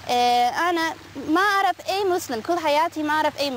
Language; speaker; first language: Arabic; non-native, learner; English